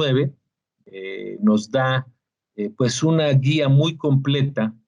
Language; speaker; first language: Spanish; native; Spanish